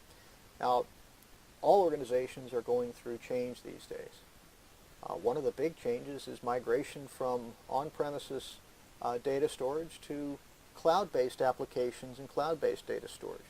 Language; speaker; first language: English; native; English